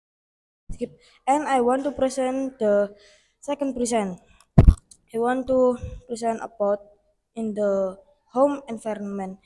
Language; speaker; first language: English; non-native, learner; Indonesian